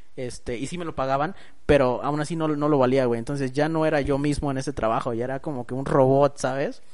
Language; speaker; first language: Spanish; early bilingual, heritage; Spanish